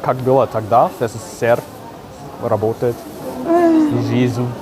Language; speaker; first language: Russian; non-native, learner; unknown